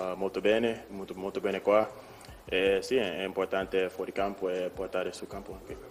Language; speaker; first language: Italian; non-native, learner; English